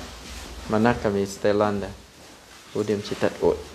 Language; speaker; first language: Russian; non-native, fluent; Thai